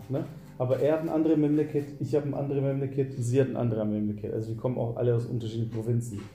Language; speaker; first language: German; early bilingual, other home language; Turkish